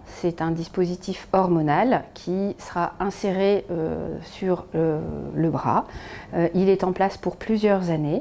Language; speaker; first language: French; native; French